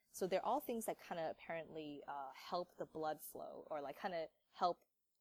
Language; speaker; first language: English; native; English